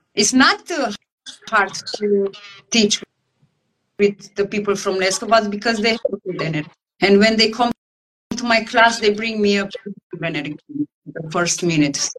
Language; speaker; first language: English; non-native, learner; Romanian